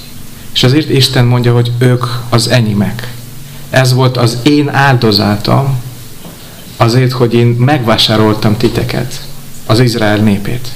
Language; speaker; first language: Hungarian; non-native, fluent; English